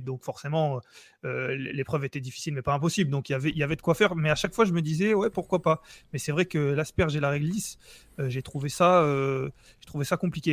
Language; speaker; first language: French; native; French